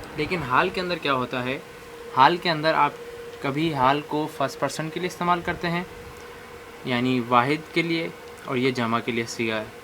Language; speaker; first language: Urdu; native; Urdu